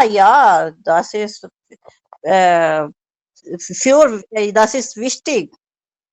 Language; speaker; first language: German; non-native, learner; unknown